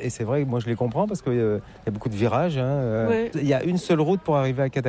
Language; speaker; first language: French; native; French